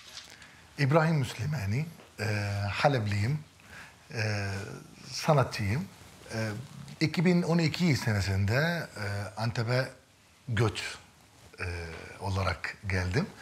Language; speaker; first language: Turkish; non-native, fluent; Arabic